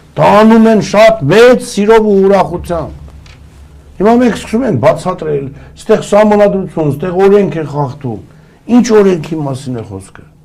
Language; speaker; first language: Armenian; early bilingual, other home language; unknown